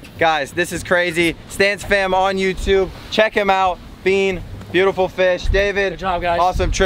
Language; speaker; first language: English; native; English